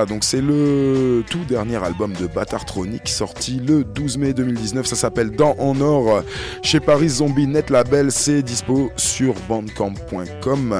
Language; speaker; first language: French; native; French